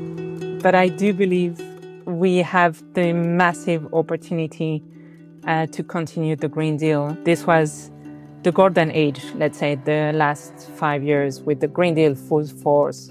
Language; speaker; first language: English; non-native, fluent; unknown